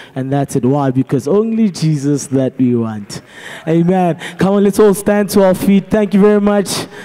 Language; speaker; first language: English; non-native, local second language; Zulu